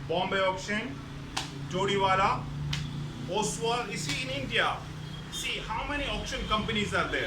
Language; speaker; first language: English; non-native, local second language; Malayalam